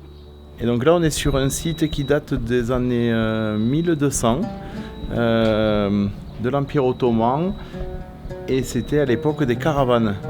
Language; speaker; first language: French; native; French